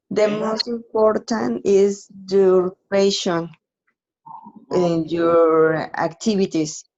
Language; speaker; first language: English; non-native, learner; Spanish